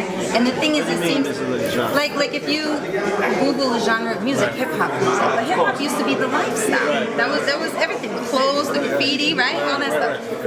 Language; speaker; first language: English; native; English